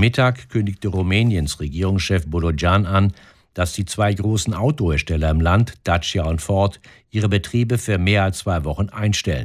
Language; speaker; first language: German; native; German